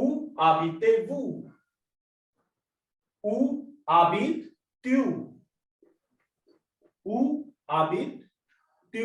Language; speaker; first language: French; non-native, learner; Hindi